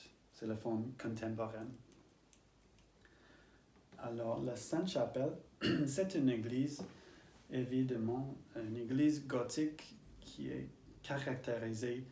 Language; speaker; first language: French; non-native, learner; English